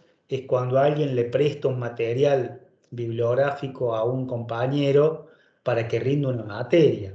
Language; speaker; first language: Spanish; native; Spanish